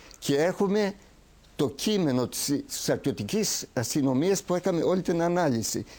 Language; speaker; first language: Greek; early bilingual, heritage; Greek